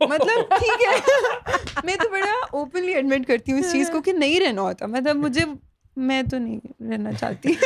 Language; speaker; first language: Urdu; native; Urdu